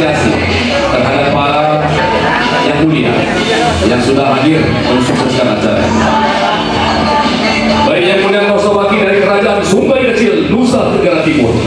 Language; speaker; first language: Indonesian; native; Indonesian